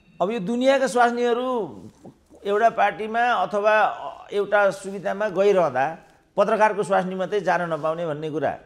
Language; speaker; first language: Nepali; native; Nepali